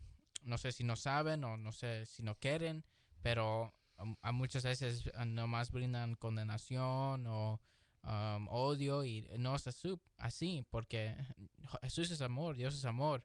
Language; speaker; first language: Spanish; early bilingual, heritage; Spanish